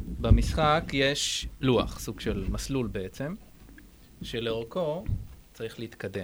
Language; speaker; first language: Hebrew; native; Hebrew